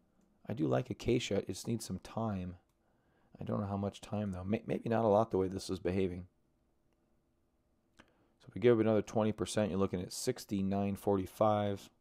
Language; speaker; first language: English; native; English